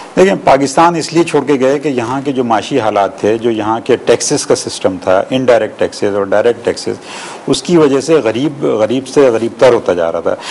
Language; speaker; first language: Urdu; native; Urdu